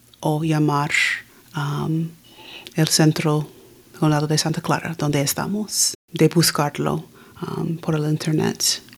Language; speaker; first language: Spanish; early bilingual, heritage; Spanish